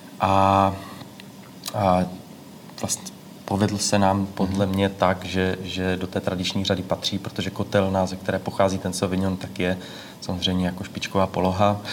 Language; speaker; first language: Czech; native; Czech